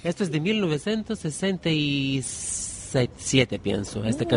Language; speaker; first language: Spanish; non-native, learner; Bulgarian